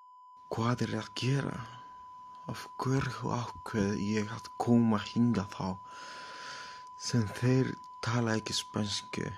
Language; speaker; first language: Icelandic; non-native, learner; Spanish